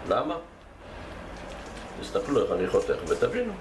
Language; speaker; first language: Hebrew; native; Hebrew